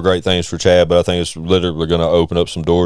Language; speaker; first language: English; native; English